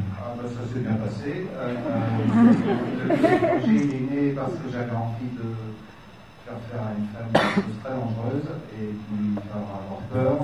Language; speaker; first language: French; native; French